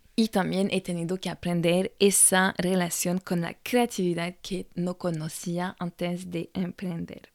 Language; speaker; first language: Spanish; non-native, fluent; French